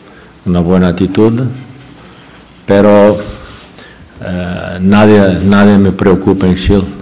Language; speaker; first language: Spanish; non-native, fluent; Portuguese